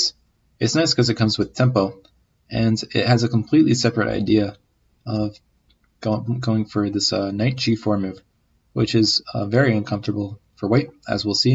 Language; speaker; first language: English; native; English